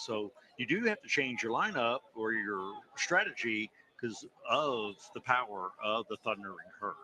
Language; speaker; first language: English; native; English